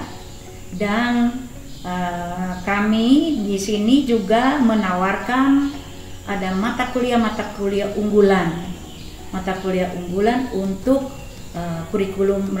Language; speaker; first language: Indonesian; native; Indonesian